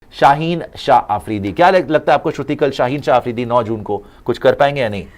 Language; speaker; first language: Hindi; native; Hindi